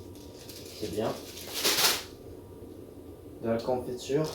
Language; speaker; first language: French; native; French